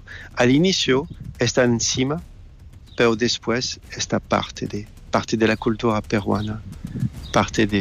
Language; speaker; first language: Spanish; non-native, fluent; French